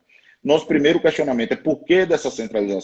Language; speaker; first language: Portuguese; native; Portuguese